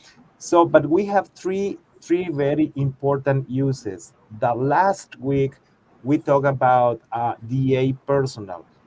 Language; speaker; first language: English; non-native, fluent; Spanish